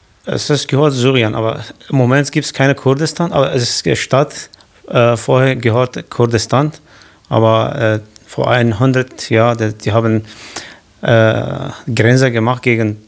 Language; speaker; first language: German; non-native, learner; Kurdish